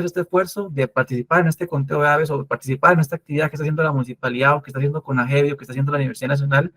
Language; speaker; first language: Spanish; native; Spanish